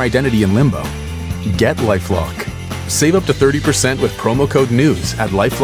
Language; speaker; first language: English; native; English